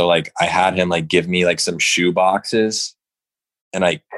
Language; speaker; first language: English; native; English